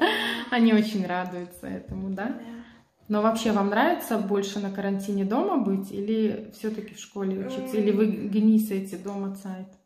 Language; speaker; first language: Russian; native; Russian